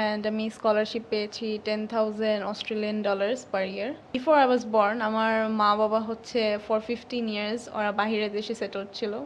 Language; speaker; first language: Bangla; early bilingual, heritage; Bangla